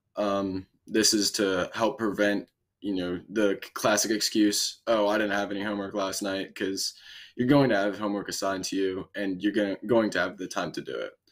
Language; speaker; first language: English; native; English